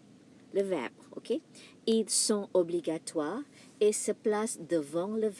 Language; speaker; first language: French; non-native, fluent; Malay